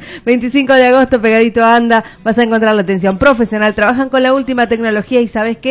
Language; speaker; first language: Spanish; native; Spanish